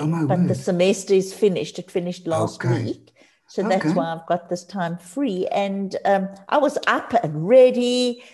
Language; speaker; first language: English; native; English